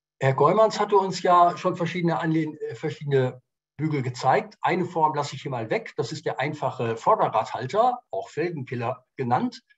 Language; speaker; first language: German; native; German